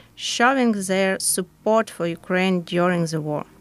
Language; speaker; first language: English; non-native, fluent; Ukrainian